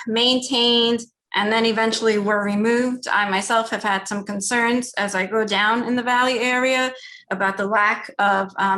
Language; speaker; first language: English; early bilingual, other home language; Spanish